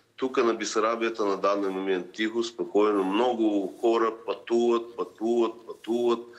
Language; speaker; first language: Bulgarian; early bilingual, heritage; Bulgarian